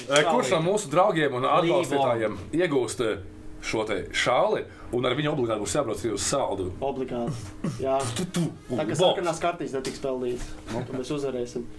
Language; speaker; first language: Latvian; non-native, local second language; Russian